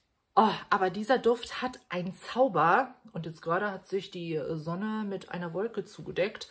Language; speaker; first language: German; native; German